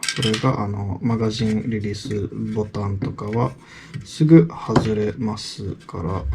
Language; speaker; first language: Japanese; non-native, learner; English